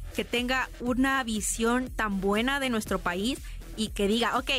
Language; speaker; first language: Spanish; native; Spanish